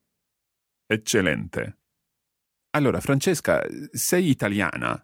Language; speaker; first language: Italian; non-native, fluent; English